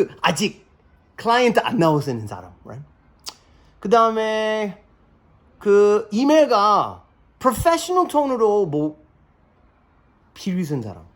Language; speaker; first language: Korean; non-native, learner; English